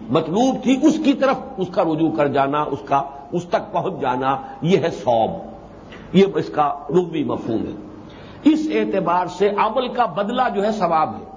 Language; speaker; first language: Urdu; native; Urdu